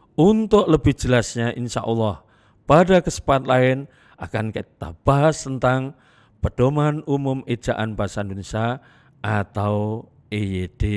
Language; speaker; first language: Indonesian; non-native, local second language; Javanese